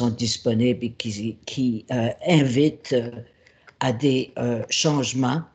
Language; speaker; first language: French; native; French